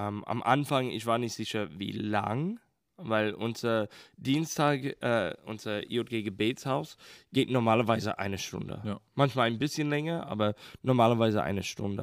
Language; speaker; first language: German; non-native, fluent; English